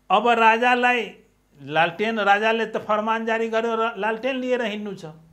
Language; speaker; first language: Nepali; non-native, local second language; Maithili